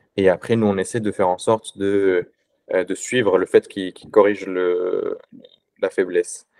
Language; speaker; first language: French; non-native, local second language; Arabic